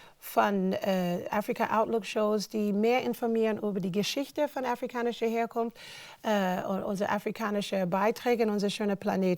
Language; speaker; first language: German; non-native, fluent; English